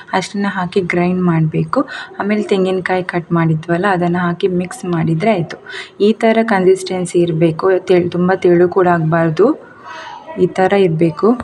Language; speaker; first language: Kannada; non-native, local second language; Tulu